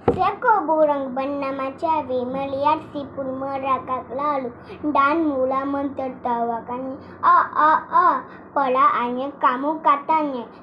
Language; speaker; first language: Malay; non-native, local second language; Tamil